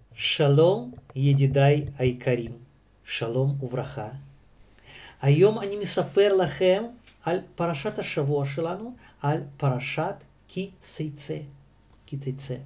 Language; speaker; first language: Hebrew; non-native, fluent; Russian